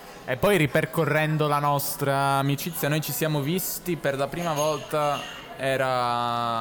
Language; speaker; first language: Italian; native; Italian